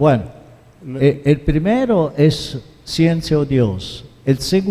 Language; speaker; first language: Spanish; non-native, fluent; Italian